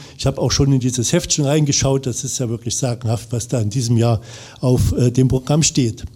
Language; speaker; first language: German; native; German